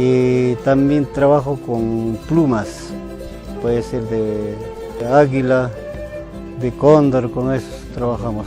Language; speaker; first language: Spanish; non-native, local second language; Quechua